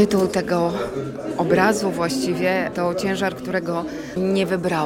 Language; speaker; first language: Polish; native; Polish